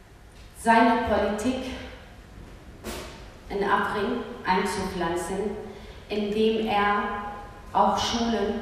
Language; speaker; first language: German; early bilingual, other home language; Kurdish